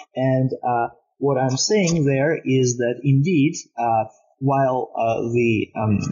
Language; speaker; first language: English; non-native, fluent; Romanian